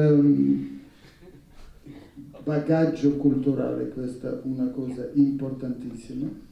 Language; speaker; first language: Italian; non-native, learner; Russian